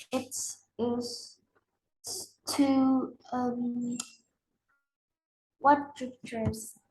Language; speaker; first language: English; non-native, learner; Vietnamese